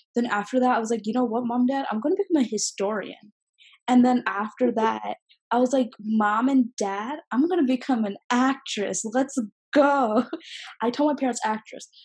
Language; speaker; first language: English; native; English